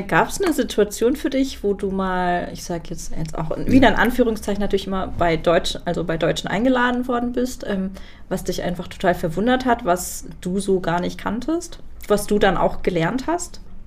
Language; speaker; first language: German; native; German